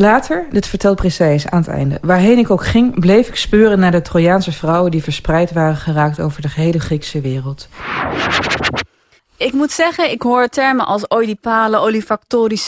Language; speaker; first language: Dutch; native; Dutch